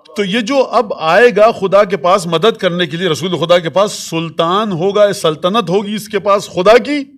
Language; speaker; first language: Urdu; native; Urdu